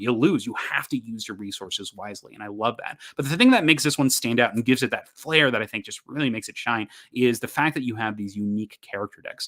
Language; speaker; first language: English; native; English